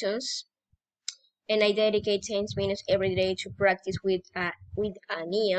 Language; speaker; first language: English; non-native, learner; Spanish